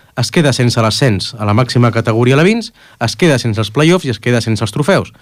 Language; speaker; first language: Catalan; native; Catalan